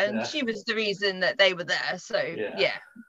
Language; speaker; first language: English; native; English